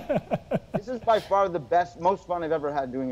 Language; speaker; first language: English; native; English